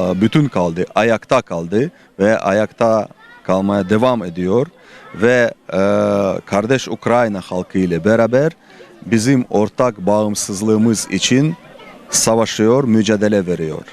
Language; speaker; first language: Turkish; non-native, fluent; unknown